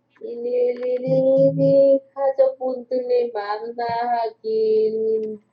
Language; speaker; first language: Korean; non-native, learner; Vietnamese